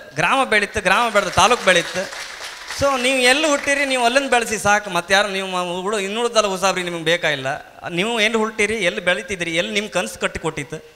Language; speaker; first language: Kannada; native; Kannada